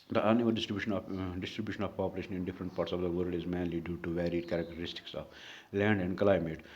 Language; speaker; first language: English; non-native, local second language; Urdu